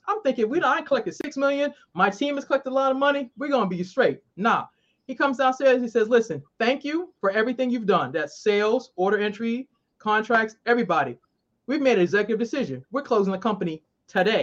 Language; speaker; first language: English; native; English